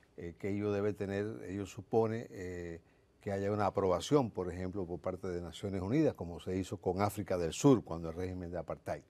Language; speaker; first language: Spanish; native; Spanish